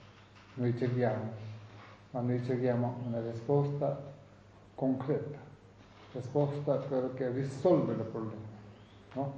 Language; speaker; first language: Italian; non-native, learner; Tibetan